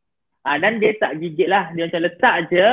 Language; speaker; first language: Malay; native; Malay